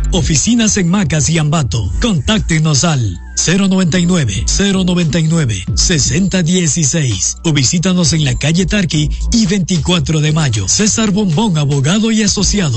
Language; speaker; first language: Spanish; native; Spanish